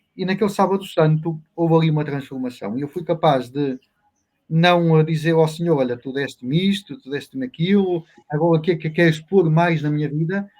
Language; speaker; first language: Portuguese; native; Portuguese